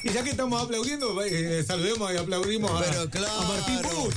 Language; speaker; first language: Spanish; native; Spanish